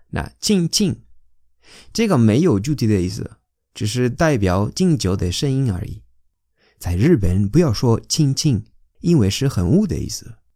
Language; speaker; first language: Chinese; non-native, fluent; Spanish